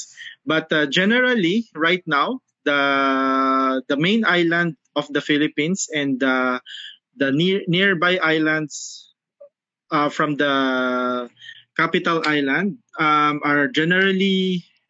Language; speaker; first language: English; non-native, local second language; Filipino